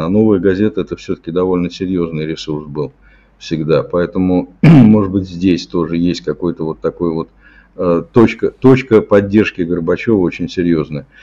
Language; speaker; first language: Russian; native; Russian